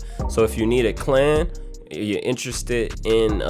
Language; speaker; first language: English; native; English